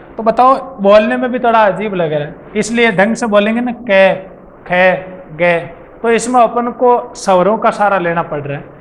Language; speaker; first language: Hindi; native; Hindi